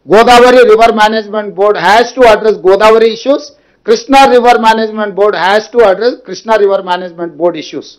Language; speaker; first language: English; non-native, local second language; Telugu